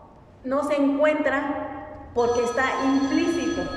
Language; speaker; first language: Spanish; non-native, local second language; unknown